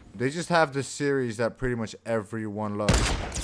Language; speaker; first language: English; non-native, fluent; Dutch